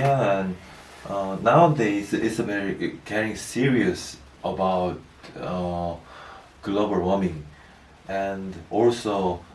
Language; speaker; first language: English; non-native, learner; Korean